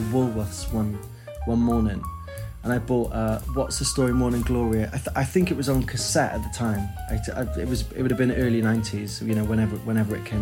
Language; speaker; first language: English; native; English